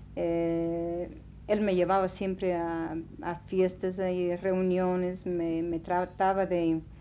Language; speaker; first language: Spanish; non-native, fluent; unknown